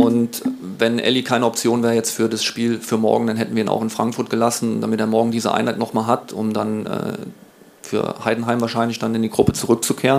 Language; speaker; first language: German; native; German